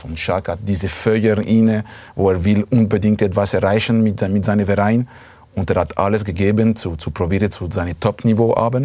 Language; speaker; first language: German; non-native, fluent; Italian